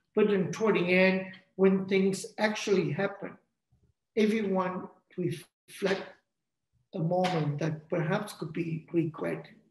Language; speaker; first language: English; non-native, fluent; Vietnamese